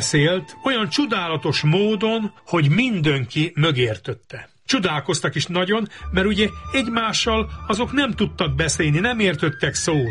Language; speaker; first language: Hungarian; native; Hungarian